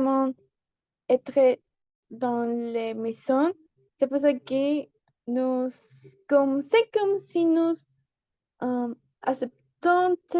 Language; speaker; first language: French; non-native, learner; Spanish